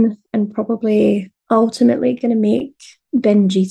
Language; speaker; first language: English; native; English